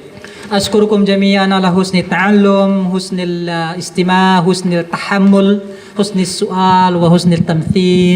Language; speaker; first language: Arabic; non-native, fluent; Indonesian